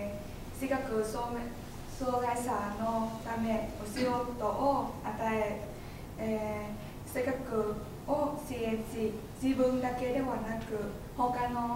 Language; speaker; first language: Japanese; non-native, learner; Vietnamese